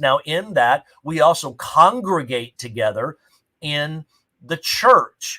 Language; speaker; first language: English; native; English